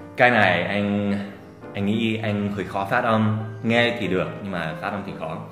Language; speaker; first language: Vietnamese; non-native, fluent; English